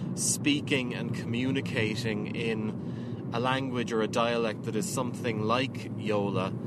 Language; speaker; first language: English; native; English